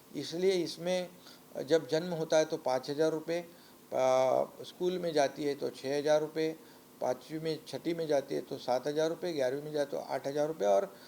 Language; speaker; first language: Hindi; non-native, local second language; Marathi